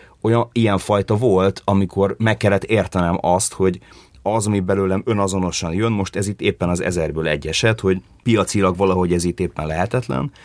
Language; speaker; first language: Hungarian; early bilingual, heritage; Hungarian